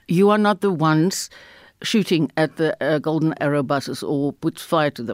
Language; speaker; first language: English; non-native, local second language; Afrikaans